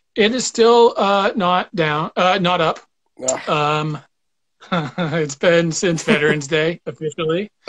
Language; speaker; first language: English; native; English